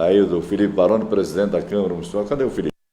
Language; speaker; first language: Portuguese; native; Portuguese